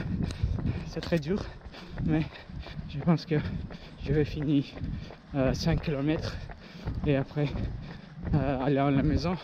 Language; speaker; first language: French; non-native, learner; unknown